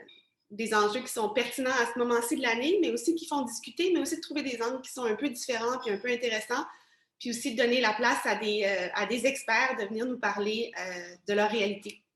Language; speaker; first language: French; native; French